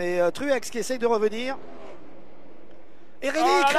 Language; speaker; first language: French; native; French